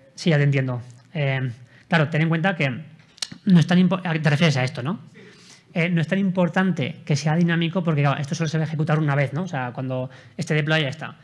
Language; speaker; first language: Spanish; native; Spanish